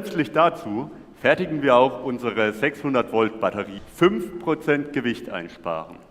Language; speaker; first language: German; native; German